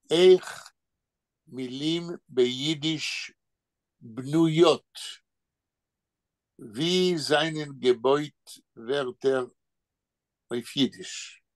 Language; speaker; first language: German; non-native, fluent; Hebrew